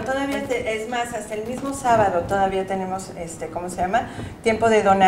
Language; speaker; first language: Spanish; native; Spanish